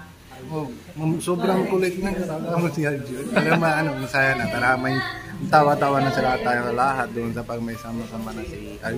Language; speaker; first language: Filipino; non-native, learner; Punjabi